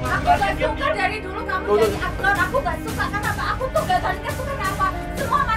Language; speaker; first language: Indonesian; native; Indonesian